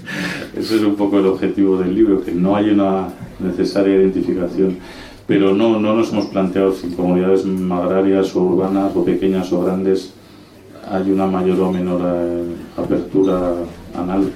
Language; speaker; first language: Spanish; native; Spanish